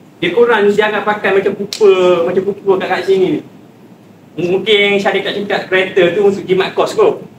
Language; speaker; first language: Malay; native; Malay